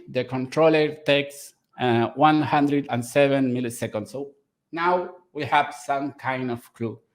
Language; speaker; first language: English; non-native, fluent; Spanish